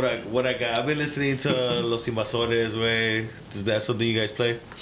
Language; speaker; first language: English; early bilingual, other home language; Spanish